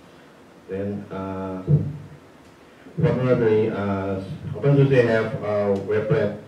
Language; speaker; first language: English; non-native, learner; Indonesian